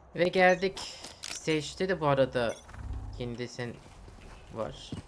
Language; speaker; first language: Turkish; early bilingual, heritage; Turkish